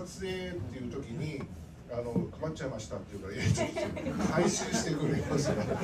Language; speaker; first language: Japanese; native; Japanese